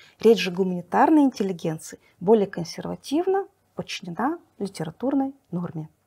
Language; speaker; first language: Russian; native; Russian